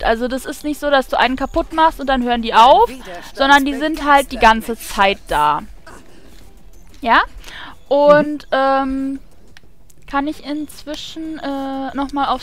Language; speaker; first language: German; native; German